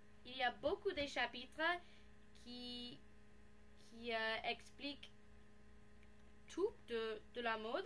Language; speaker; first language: French; non-native, learner; English